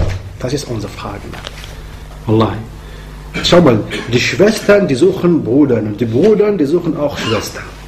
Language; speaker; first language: German; non-native, fluent; Arabic